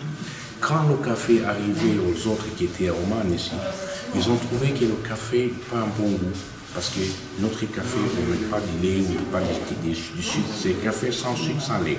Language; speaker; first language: French; non-native, fluent; Arabic